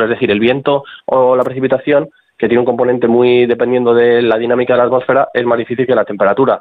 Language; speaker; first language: Spanish; native; Spanish